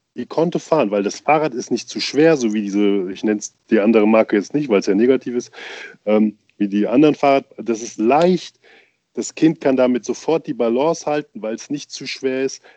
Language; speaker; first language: German; native; German